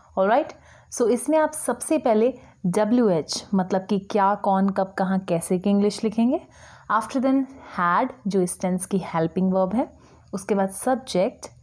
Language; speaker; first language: Hindi; native; Hindi